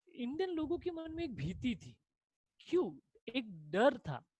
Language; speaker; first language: Hindi; non-native, local second language; Marathi